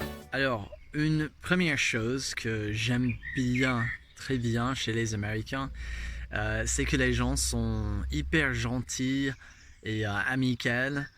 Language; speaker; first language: French; non-native, fluent; English